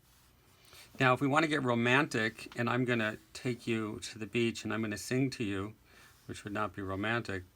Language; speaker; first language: English; native; English